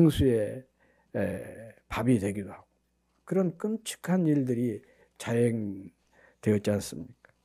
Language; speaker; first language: Korean; native; Korean